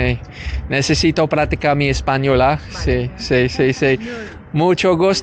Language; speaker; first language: Spanish; non-native, learner; English